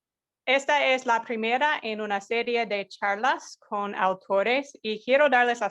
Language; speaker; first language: Spanish; non-native, fluent; English